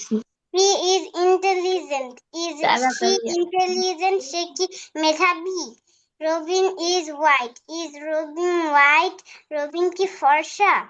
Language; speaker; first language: English; non-native, learner; Bangla